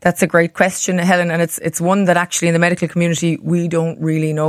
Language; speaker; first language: English; native; English